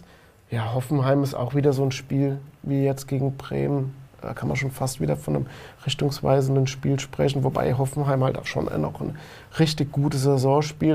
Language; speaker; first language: German; native; German